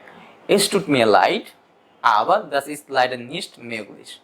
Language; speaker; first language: German; non-native, fluent; Bangla